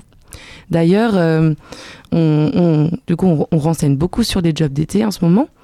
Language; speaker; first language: French; native; French